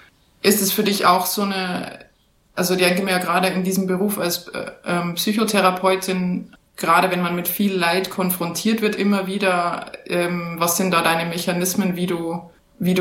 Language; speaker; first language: German; native; German